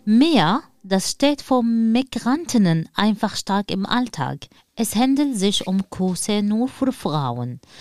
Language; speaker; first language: German; non-native, fluent; Arabic